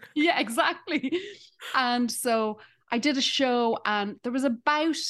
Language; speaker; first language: English; native; English